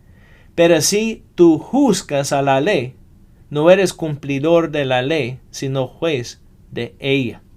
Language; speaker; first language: Spanish; non-native, fluent; English